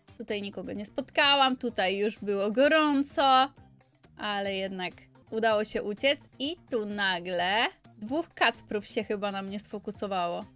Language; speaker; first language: Polish; native; Polish